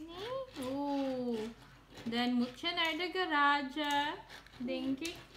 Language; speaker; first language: Dutch; non-native, learner; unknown